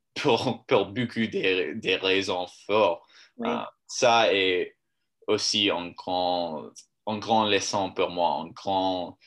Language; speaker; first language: French; non-native, learner; English